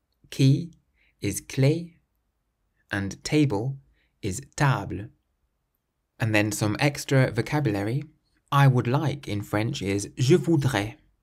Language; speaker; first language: English; native; English